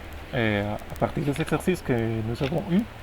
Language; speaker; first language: French; non-native, fluent; Spanish